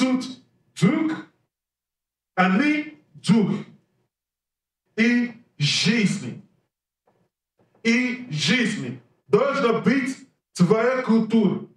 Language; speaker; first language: Russian; non-native, learner; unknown